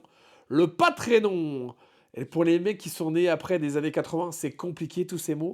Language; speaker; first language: French; native; French